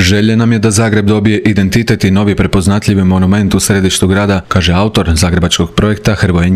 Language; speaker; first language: Croatian; native; Croatian